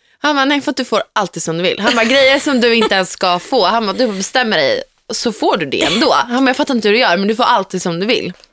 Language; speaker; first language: Swedish; native; Swedish